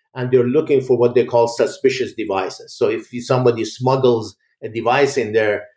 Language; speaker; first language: English; early bilingual, other home language; Persian